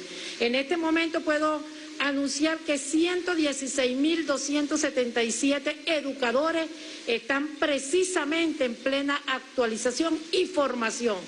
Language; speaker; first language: Spanish; native; Spanish